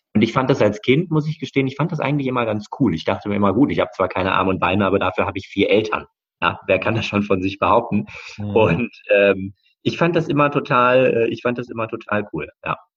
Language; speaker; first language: German; native; German